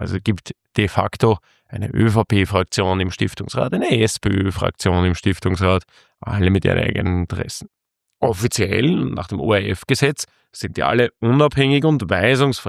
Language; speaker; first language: German; native; German